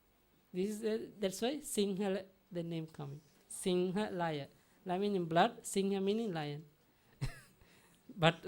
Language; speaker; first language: English; non-native, learner; Sinhala